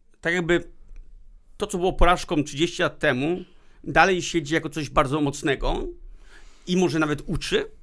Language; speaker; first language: Polish; early bilingual, heritage; Polish